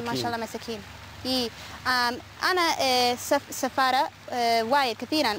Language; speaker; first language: Arabic; non-native, learner; English